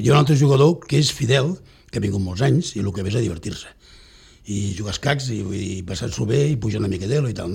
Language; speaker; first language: Catalan; native; Catalan